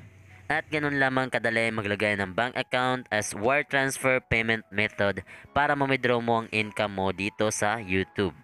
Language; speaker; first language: Filipino; native; Filipino